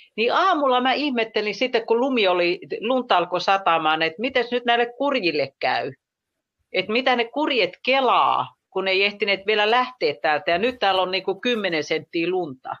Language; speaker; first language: Finnish; native; Finnish